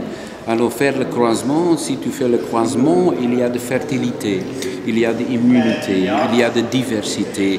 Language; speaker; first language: French; non-native, local second language; Dutch